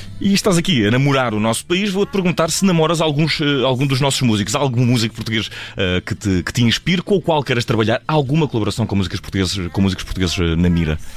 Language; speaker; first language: Portuguese; native; Portuguese